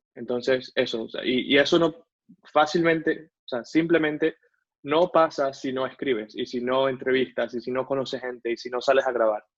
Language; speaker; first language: Spanish; native; Spanish